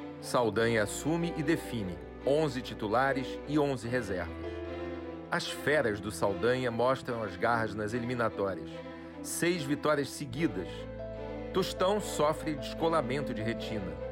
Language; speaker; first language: Portuguese; native; Portuguese